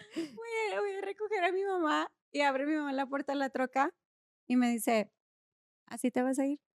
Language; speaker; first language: Spanish; early bilingual, other home language; English